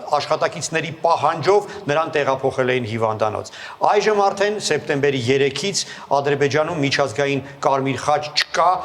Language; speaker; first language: Armenian; native; Armenian